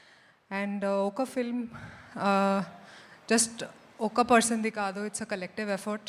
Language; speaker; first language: Telugu; non-native, local second language; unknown